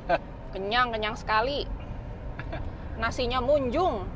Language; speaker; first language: Indonesian; native; Indonesian